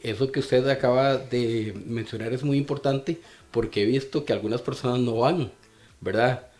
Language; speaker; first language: Spanish; native; Spanish